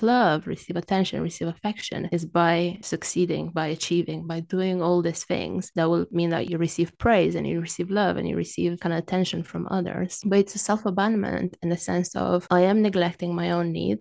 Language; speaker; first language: English; non-native, fluent; Romanian